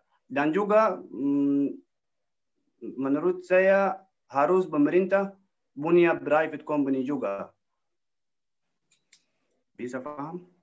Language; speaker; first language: Indonesian; non-native, learner; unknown